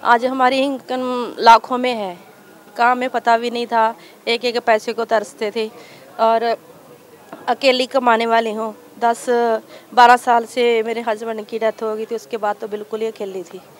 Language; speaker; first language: Hindi; native; Hindi